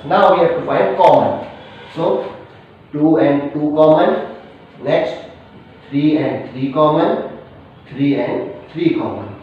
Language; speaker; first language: English; non-native, local second language; Hindi